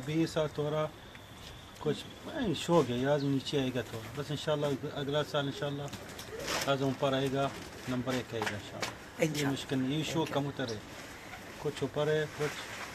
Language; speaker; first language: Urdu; non-native, learner; Arabic